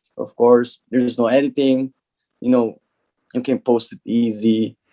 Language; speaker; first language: English; non-native, learner; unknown